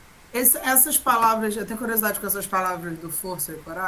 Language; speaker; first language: Portuguese; native; Portuguese